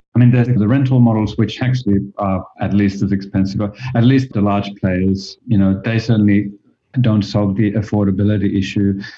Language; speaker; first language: English; non-native, fluent; Finnish